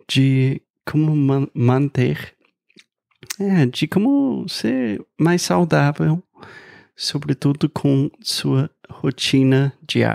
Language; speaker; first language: Portuguese; non-native, fluent; English